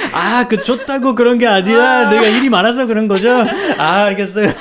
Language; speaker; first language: Korean; non-native, fluent; French